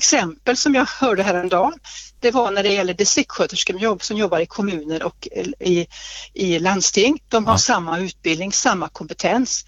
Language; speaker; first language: Swedish; native; Swedish